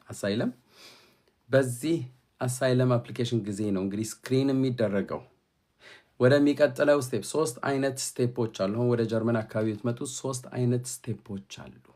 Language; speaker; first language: Amharic; native; Amharic